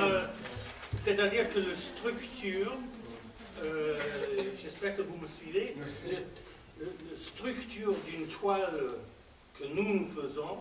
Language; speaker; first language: French; non-native, fluent; English